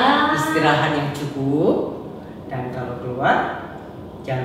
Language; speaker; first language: Indonesian; native; Indonesian